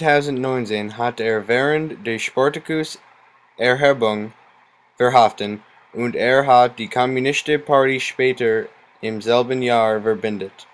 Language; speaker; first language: German; non-native, learner; English